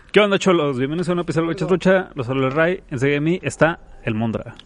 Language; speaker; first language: Spanish; native; Spanish